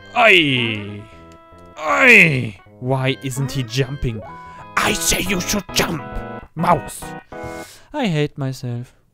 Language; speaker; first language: English; non-native, learner; German